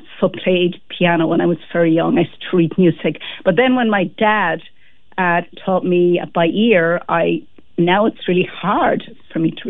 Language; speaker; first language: English; native; English